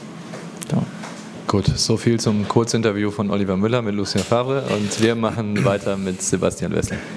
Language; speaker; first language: German; native; German